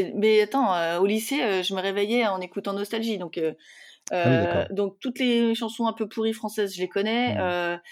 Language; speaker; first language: French; native; French